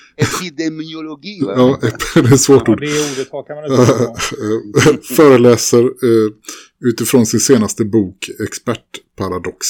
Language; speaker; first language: Swedish; native; Swedish